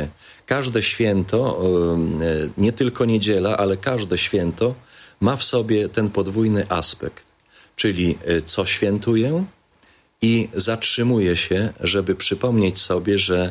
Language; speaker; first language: Polish; native; Polish